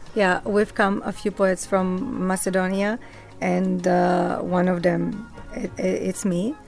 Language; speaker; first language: English; non-native, fluent; Macedonian